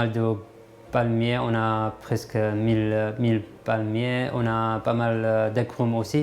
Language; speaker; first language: French; non-native, fluent; Arabic